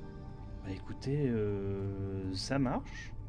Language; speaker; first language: French; native; French